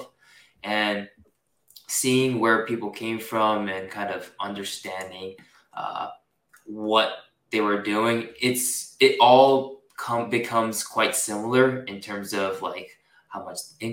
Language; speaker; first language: English; early bilingual, other home language; Japanese